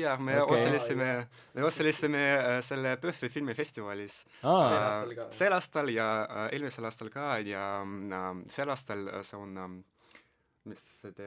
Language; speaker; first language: Estonian; non-native, local second language; Russian